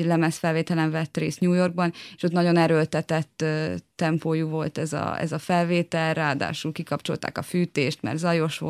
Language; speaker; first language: Hungarian; native; Hungarian